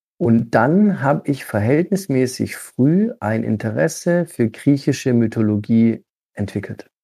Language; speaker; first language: German; early bilingual, other home language; Italian